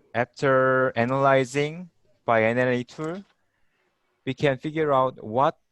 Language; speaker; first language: English; non-native, learner; Korean